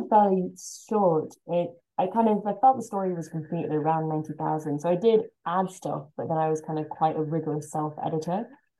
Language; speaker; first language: English; native; English